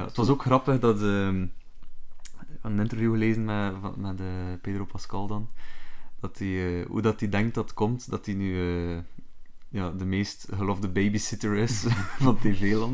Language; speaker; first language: Dutch; native; Dutch